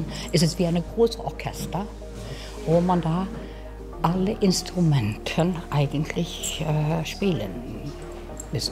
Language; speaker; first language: German; non-native, fluent; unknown